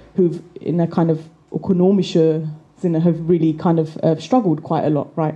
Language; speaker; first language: English; native; English